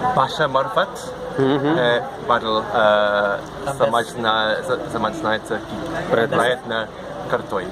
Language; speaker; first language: Marathi; non-native, learner; English